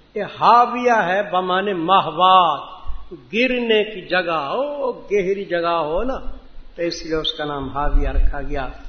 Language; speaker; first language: Urdu; native; Urdu